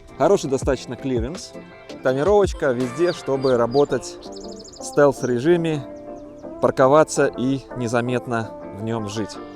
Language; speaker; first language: Russian; native; Russian